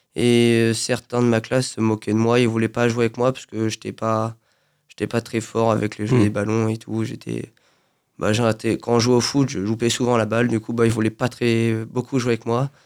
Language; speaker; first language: French; native; French